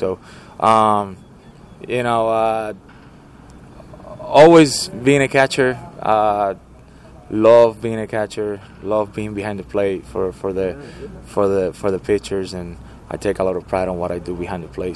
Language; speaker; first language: English; non-native, fluent; Spanish